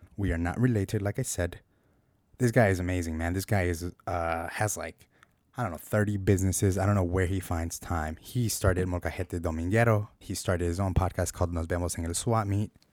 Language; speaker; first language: English; native; English